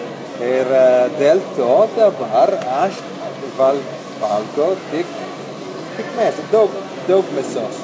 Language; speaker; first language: Lithuanian; non-native, learner; Italian